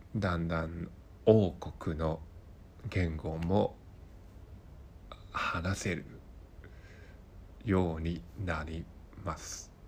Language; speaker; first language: Japanese; non-native, learner; Cantonese